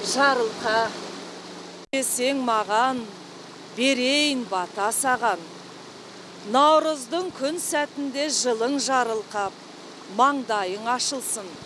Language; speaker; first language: Kazakh; native; Kazakh